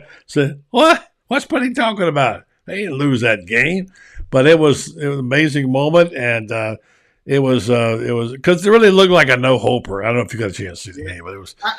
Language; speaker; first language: English; native; English